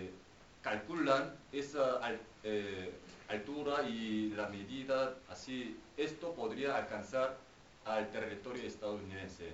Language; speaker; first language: Spanish; non-native, fluent; Korean